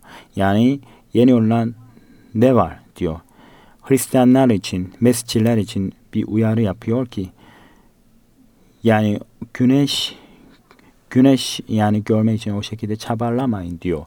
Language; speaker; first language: Turkish; non-native, fluent; Korean